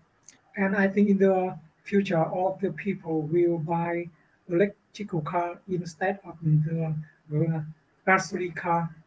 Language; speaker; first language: English; non-native, learner; Vietnamese